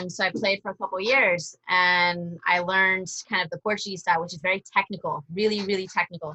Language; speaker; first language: English; early bilingual, other home language; Spanish